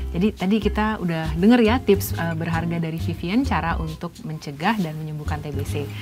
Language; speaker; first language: Indonesian; native; Indonesian